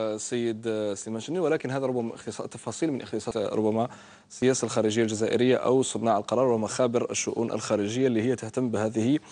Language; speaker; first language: Arabic; native; Arabic